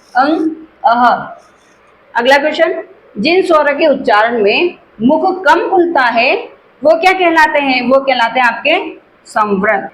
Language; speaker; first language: Hindi; native; Hindi